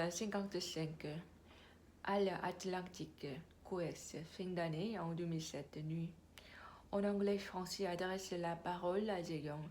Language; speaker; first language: French; non-native, learner; Korean